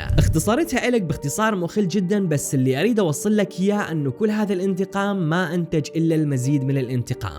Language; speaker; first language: Arabic; native; Arabic